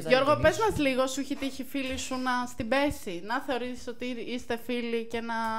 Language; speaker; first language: Greek; native; Greek